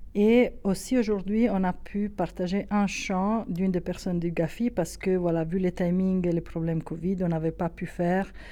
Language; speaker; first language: French; native; French